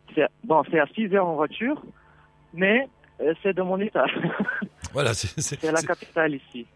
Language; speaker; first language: French; non-native, fluent; Portuguese